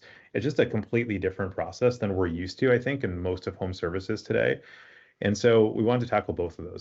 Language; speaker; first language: English; native; English